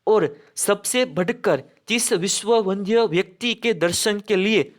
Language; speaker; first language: Hindi; non-native, local second language; Gujarati